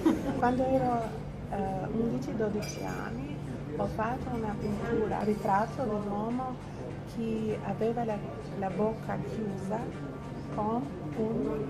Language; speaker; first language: Italian; non-native, fluent; Albanian